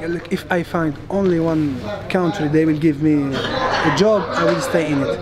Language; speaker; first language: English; non-native, learner; Arabic